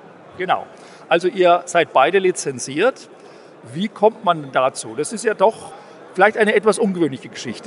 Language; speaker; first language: German; native; German